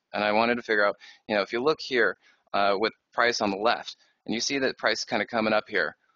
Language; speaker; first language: English; native; English